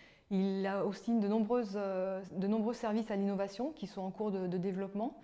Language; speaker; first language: French; native; French